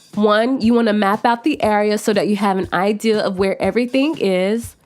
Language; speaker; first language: English; native; English